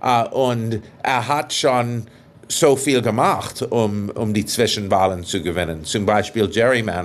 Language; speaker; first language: German; non-native, fluent; English